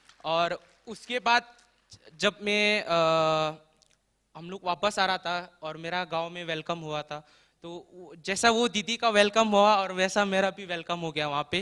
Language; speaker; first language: Hindi; non-native, local second language; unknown